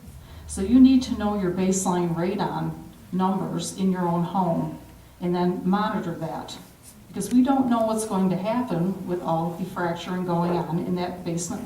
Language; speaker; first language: English; native; English